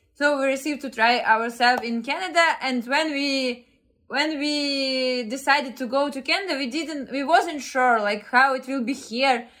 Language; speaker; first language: English; non-native, fluent; Ukrainian